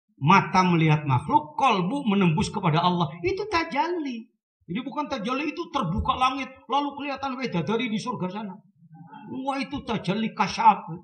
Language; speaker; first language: Indonesian; non-native, local second language; Sundanese